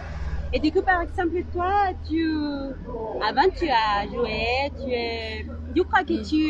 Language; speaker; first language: French; non-native, learner; Spanish